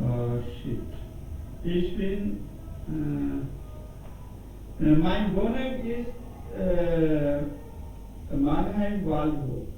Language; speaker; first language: German; non-native, learner; Urdu